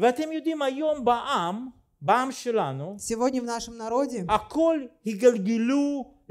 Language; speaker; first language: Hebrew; non-native, fluent; Russian